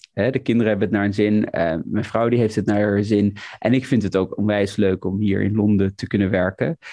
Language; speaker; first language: Dutch; native; Dutch